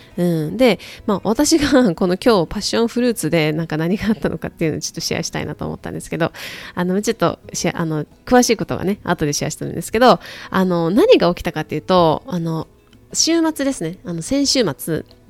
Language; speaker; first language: Japanese; native; Japanese